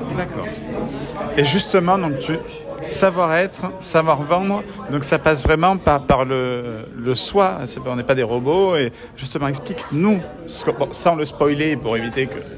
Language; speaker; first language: French; native; French